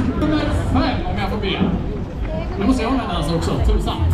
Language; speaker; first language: Swedish; native; Swedish